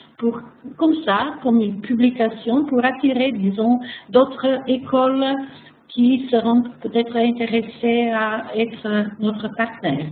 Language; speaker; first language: French; non-native, fluent; Macedonian